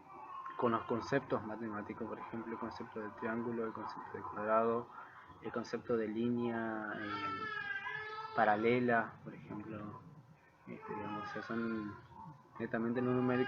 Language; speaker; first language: Spanish; native; Spanish